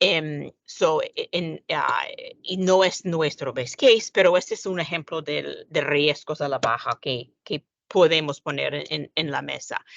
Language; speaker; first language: Spanish; non-native, fluent; English